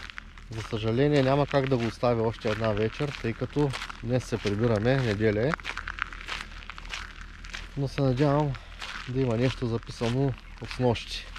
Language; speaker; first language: Bulgarian; native; Bulgarian